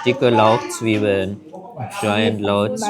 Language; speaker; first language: German; early bilingual, other home language; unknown